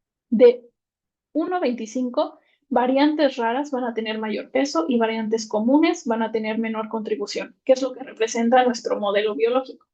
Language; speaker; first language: Spanish; native; Spanish